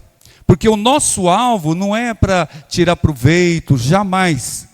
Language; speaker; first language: Portuguese; native; Portuguese